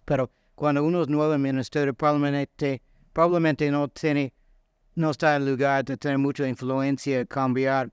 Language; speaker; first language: Spanish; non-native, fluent; English